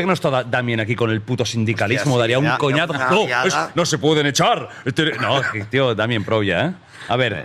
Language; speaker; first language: Spanish; native; Spanish